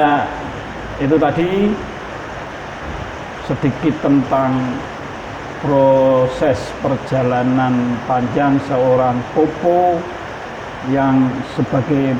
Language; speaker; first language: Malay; non-native, local second language; Javanese